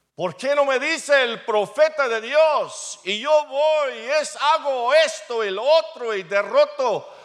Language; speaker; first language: Spanish; non-native, fluent; English